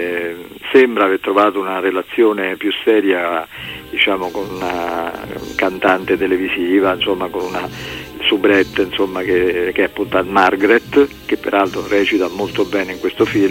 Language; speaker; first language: Italian; native; Italian